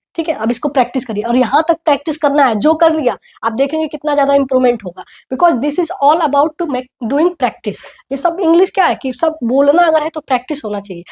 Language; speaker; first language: Hindi; native; Hindi